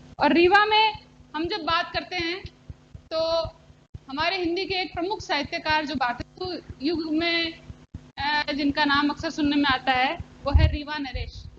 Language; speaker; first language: Hindi; native; Hindi